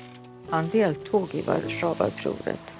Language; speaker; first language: Swedish; early bilingual, other home language; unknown